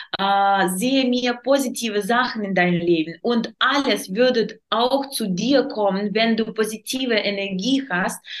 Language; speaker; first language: German; non-native, learner; Russian